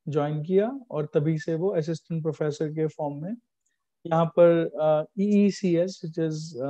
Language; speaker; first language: Hindi; native; Hindi